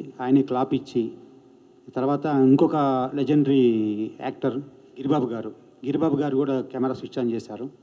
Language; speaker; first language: Telugu; native; Telugu